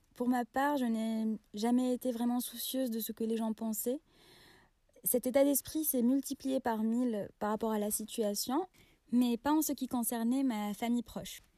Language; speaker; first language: French; non-native, local second language; Arabic